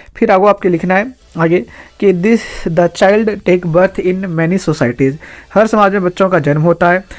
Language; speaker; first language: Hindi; native; Hindi